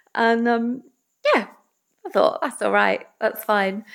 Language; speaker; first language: English; native; English